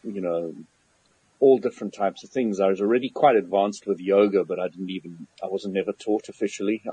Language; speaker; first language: English; native; English